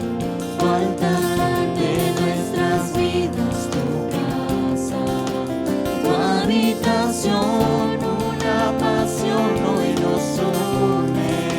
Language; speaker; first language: Spanish; native; Spanish